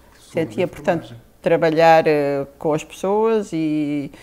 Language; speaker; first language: Portuguese; native; Portuguese